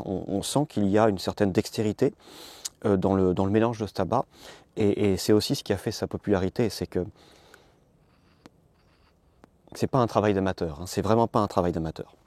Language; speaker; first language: French; native; French